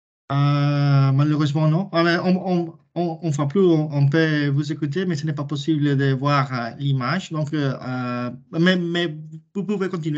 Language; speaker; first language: French; non-native, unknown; Spanish